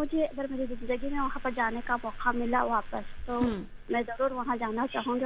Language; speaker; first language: Hindi; non-native, local second language; Urdu